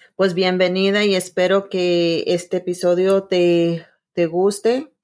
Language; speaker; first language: Spanish; early bilingual, heritage; Spanish